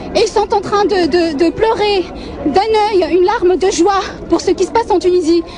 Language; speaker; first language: French; non-native, local second language; Arabic